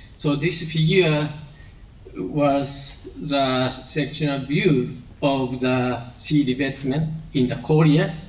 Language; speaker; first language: English; non-native, learner; Japanese